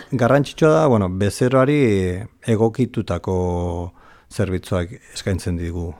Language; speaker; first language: Basque; non-native, local second language; Spanish